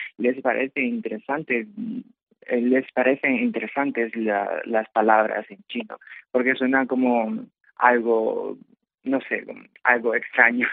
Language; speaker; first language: Spanish; non-native, fluent; Chinese